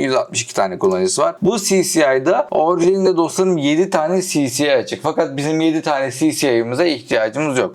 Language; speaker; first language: Turkish; native; Turkish